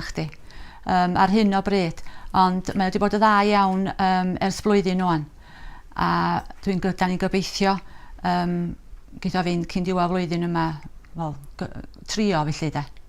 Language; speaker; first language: Welsh; native; Welsh